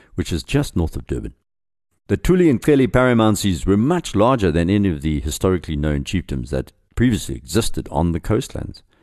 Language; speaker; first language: English; native; English